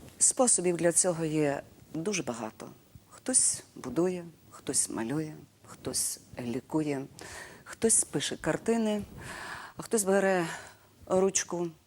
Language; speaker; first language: Ukrainian; native; Ukrainian